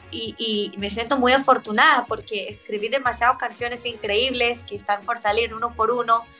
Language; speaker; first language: Spanish; non-native, fluent; Hebrew